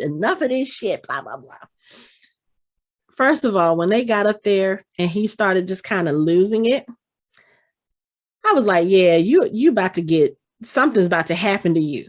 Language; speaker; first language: English; native; English